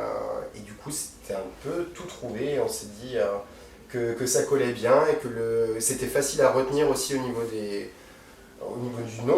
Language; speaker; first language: French; native; French